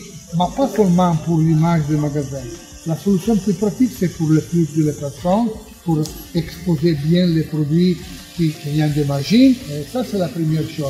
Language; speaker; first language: French; non-native, learner; Italian